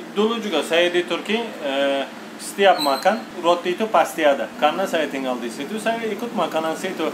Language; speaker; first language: Indonesian; non-native, fluent; Turkish